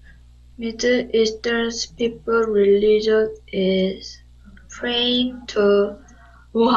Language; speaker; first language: English; non-native, learner; Korean